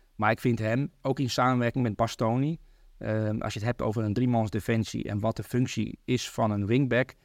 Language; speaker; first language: Dutch; early bilingual, other home language; Turkish